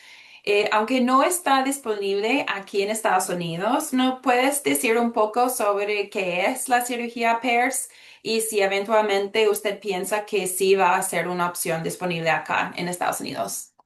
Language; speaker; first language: Spanish; early bilingual, heritage; Spanish